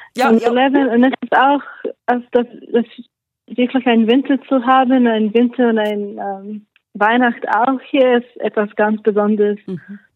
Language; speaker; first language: German; non-native, learner; English